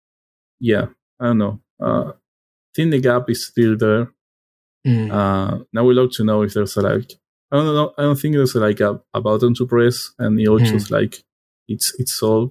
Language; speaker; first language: English; non-native, fluent; Spanish